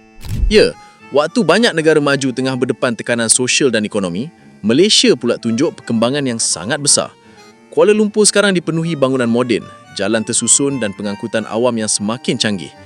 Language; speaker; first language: Malay; native; Malay